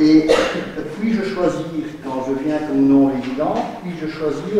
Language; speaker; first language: French; native; French